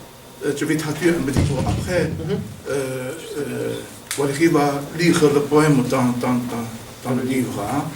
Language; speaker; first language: French; non-native, learner; Chinese